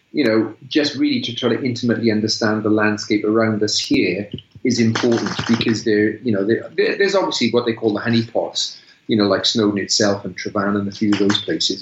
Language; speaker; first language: English; native; English